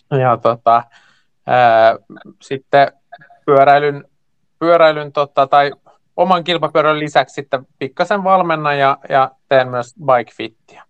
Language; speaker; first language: Finnish; non-native, local second language; Swedish